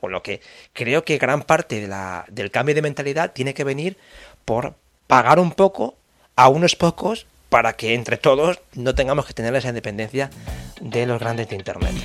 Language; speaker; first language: Spanish; native; Spanish